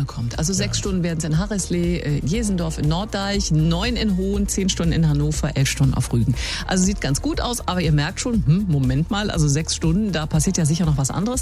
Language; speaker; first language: German; native; German